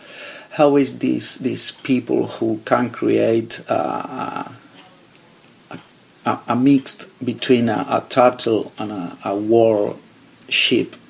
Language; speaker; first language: English; non-native, fluent; Spanish